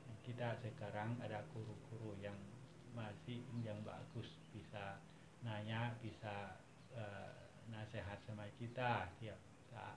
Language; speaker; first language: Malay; non-native, fluent; Thai